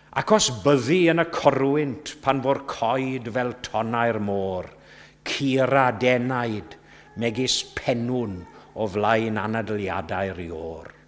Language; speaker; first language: Welsh; native; Welsh